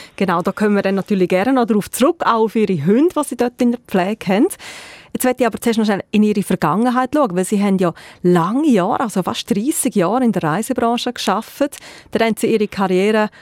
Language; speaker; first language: German; native; German